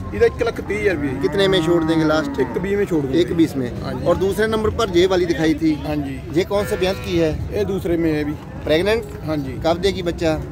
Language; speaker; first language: Hindi; non-native, local second language; Punjabi